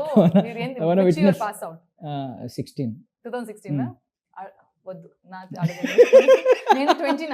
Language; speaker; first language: Telugu; non-native, learner; Kannada